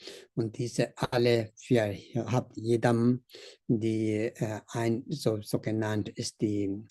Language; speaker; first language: German; non-native, learner; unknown